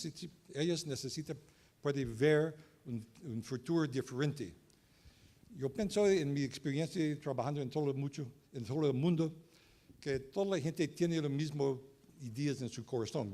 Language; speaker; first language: Spanish; non-native, learner; English